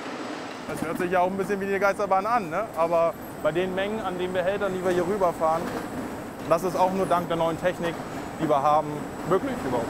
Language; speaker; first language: German; native; German